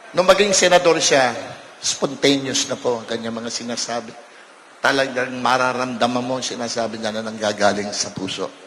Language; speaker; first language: Filipino; native; Filipino